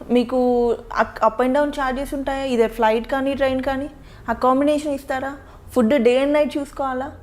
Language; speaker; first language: Telugu; native; Telugu